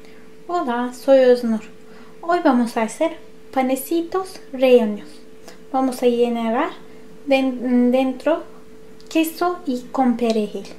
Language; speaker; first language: Spanish; non-native, learner; Turkish